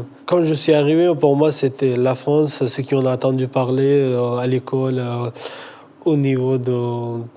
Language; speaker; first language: French; non-native, fluent; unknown